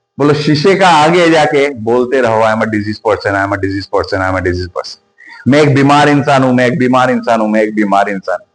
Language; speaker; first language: Hindi; non-native, local second language; Bangla